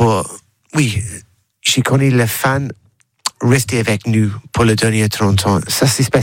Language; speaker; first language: French; non-native, learner; English